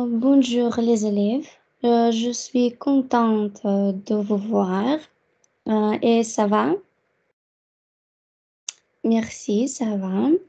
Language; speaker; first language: French; non-native, fluent; Russian